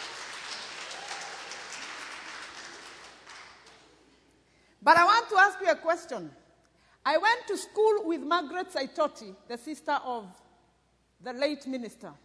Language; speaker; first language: English; non-native, local second language; Kikuyu